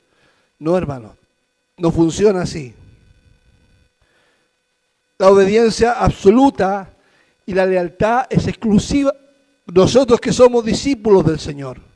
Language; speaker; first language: Spanish; native; Spanish